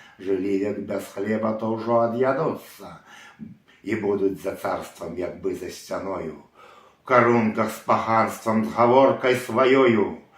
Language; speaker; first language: Belarusian; native; Belarusian